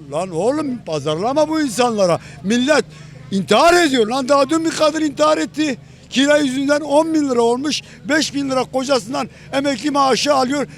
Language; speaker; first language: Turkish; native; Turkish